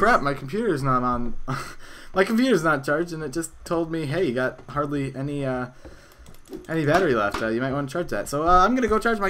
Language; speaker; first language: English; native; English